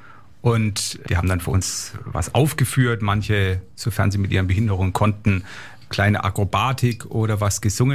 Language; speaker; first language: German; native; German